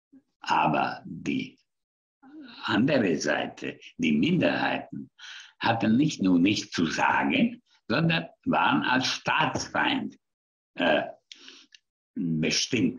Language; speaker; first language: German; non-native, fluent; Hungarian